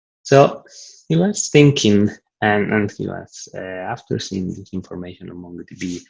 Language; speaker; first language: English; non-native, fluent; Italian